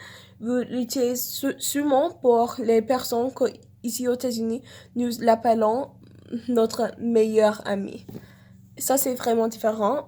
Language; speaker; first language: French; non-native, learner; English